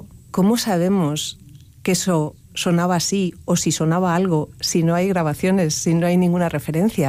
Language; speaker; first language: Spanish; native; Spanish